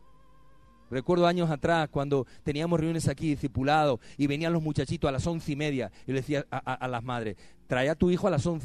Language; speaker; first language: Spanish; native; Spanish